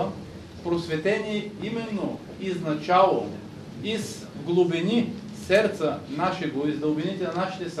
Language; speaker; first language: Bulgarian; native; Bulgarian